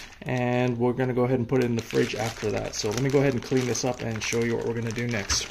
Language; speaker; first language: English; native; English